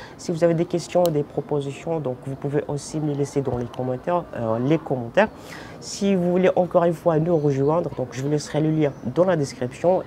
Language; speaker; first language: French; non-native, local second language; Arabic